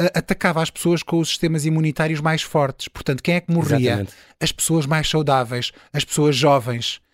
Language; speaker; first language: Portuguese; native; Portuguese